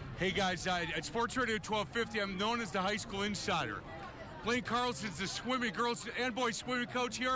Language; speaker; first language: English; native; English